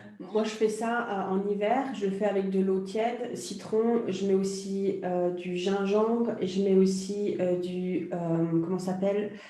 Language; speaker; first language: French; native; French